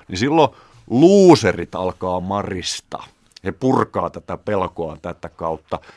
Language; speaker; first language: Finnish; native; Finnish